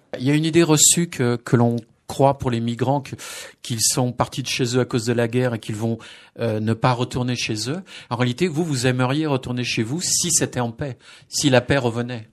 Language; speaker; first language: French; native; French